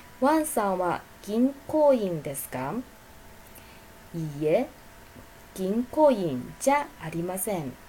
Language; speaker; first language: Japanese; non-native, fluent; Chinese